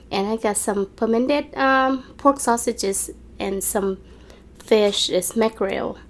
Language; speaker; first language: English; non-native, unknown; Thai